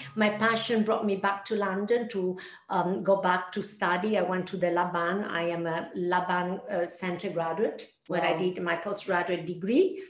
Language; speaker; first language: English; non-native, fluent; Italian